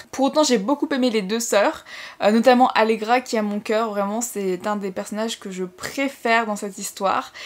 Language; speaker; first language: French; native; French